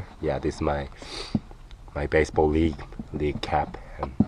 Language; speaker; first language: English; non-native, learner; Korean